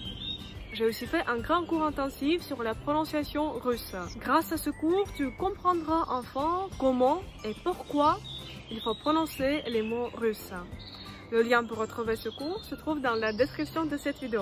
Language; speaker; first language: French; non-native, fluent; Russian